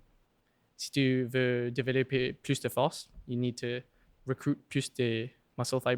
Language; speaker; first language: French; non-native, local second language; English